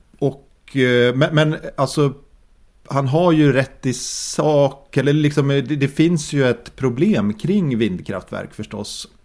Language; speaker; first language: Swedish; native; Swedish